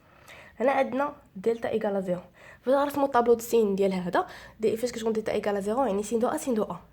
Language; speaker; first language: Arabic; native; Arabic